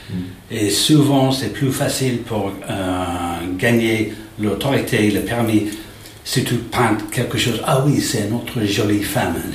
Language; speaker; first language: French; non-native, learner; English